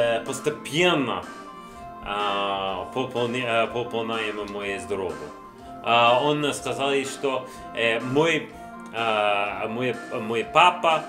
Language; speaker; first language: Russian; non-native, learner; English